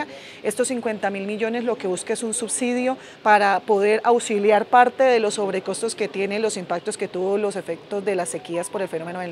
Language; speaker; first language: Spanish; native; Spanish